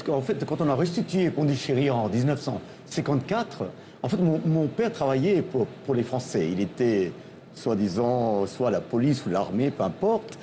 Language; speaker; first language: French; non-native, local second language; Tamil